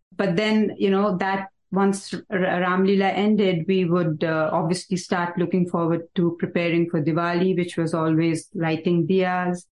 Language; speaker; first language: English; non-native, local second language; Hindi